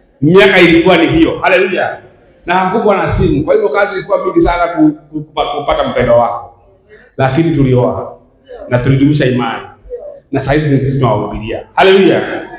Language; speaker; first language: Swahili; non-native, local second language; Kikuyu